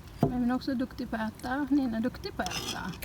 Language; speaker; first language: Swedish; non-native, learner; Thai